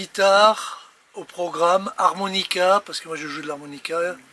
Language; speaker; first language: French; native; French